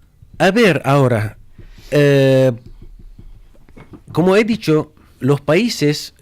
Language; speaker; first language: Spanish; non-native, fluent; Arabic